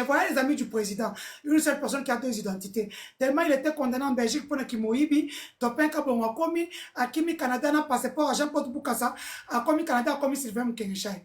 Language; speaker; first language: French; non-native, local second language; Lingala